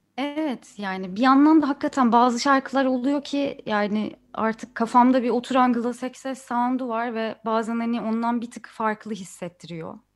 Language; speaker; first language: Turkish; native; Turkish